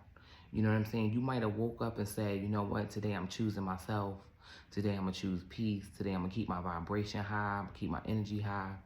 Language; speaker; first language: English; native; English